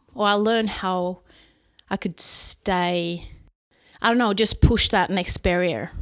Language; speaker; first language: English; non-native, fluent; Swedish